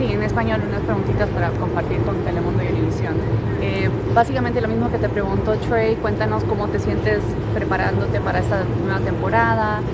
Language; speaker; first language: Spanish; native; Spanish